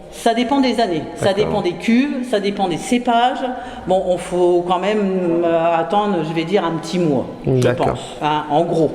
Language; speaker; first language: French; native; French